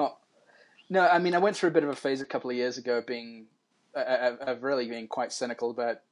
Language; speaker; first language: English; native; English